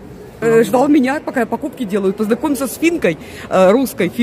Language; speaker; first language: Russian; native; Russian